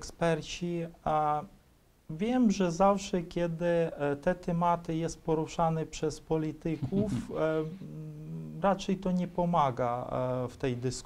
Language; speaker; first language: Polish; non-native, fluent; Ukrainian